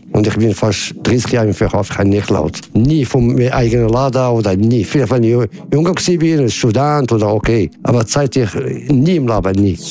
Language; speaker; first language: German; non-native, learner; Arabic